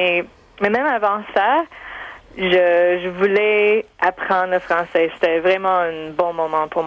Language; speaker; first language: French; non-native, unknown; English